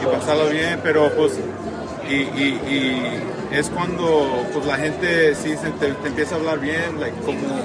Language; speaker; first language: Spanish; early bilingual, heritage; Spanish